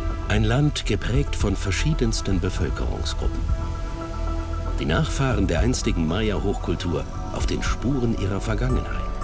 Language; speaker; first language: German; native; German